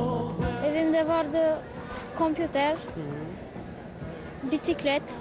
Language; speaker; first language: Turkish; non-native, learner; Albanian